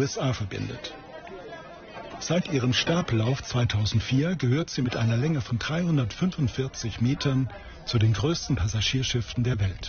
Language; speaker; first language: German; native; German